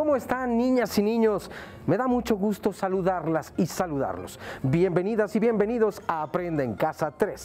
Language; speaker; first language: Spanish; native; Spanish